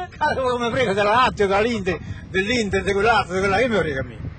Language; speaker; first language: Italian; native; Italian